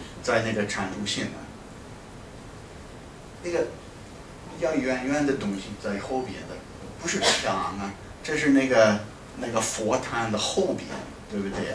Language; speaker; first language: Chinese; non-native, fluent; English